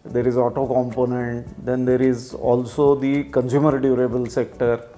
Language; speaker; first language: English; non-native, local second language; Marathi